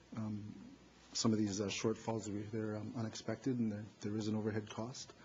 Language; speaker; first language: English; native; English